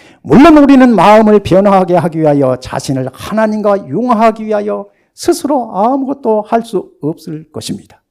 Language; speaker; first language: Korean; native; Korean